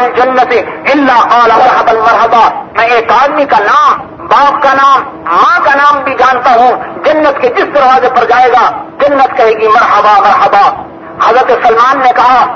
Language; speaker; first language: Urdu; non-native, local second language; Punjabi